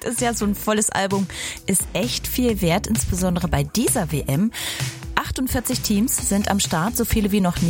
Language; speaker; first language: German; native; German